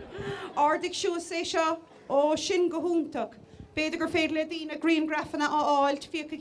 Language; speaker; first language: Irish; native; Irish